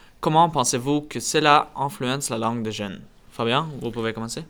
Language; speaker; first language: French; non-native, learner; Norwegian